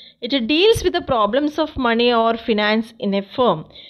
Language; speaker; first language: English; non-native, local second language; Malayalam